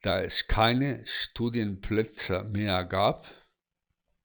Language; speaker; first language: German; non-native, fluent; Spanish